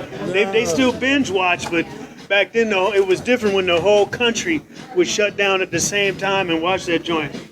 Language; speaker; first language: English; native; English